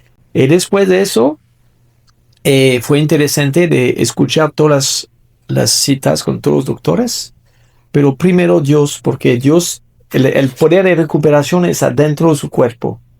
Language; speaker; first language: Spanish; non-native, fluent; French